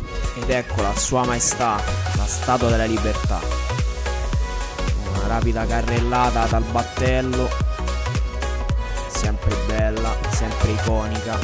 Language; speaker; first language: Italian; native; Italian